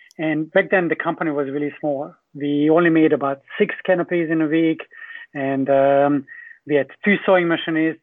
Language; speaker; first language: English; non-native, fluent; Hungarian